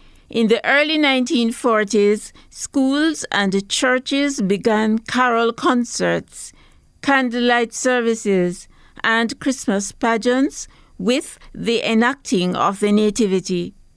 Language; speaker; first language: English; native; English